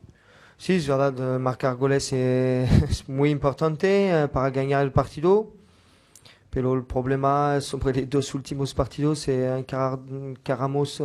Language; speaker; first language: Spanish; non-native, fluent; French